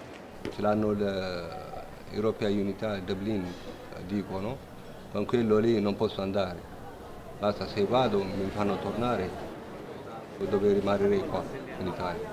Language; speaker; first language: Italian; non-native, learner; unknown